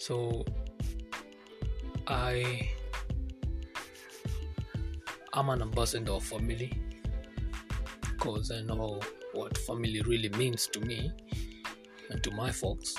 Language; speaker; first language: English; non-native, local second language; Kikuyu